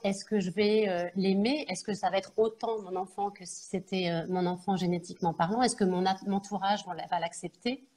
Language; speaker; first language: French; native; French